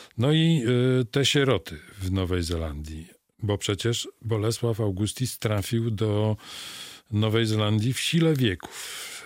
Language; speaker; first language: Polish; native; Polish